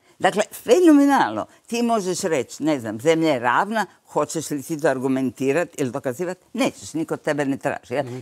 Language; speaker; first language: Croatian; native; Croatian